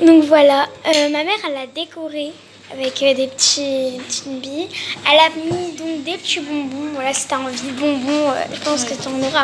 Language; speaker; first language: French; early bilingual, other home language; Arabic